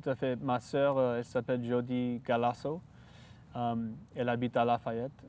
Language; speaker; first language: French; non-native, local second language; English